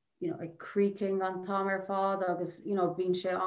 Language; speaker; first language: Irish; non-native, local second language; English